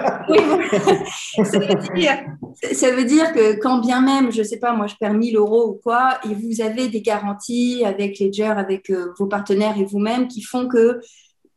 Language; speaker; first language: French; native; French